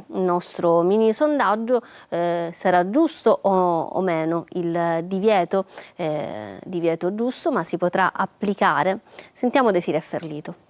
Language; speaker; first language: Italian; native; Italian